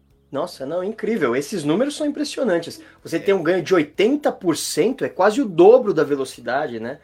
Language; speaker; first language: Portuguese; native; Portuguese